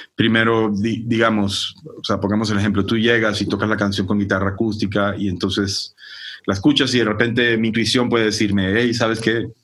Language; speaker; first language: Spanish; native; Spanish